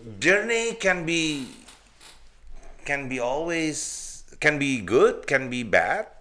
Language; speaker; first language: English; non-native, fluent; Indonesian